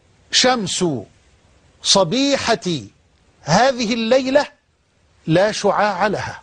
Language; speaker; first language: Arabic; native; Arabic